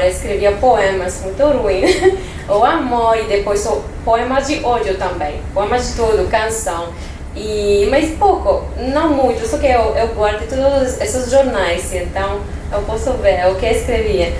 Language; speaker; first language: Portuguese; non-native, fluent; French